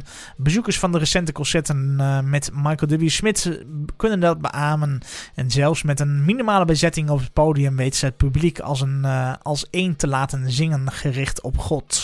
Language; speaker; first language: Dutch; native; Dutch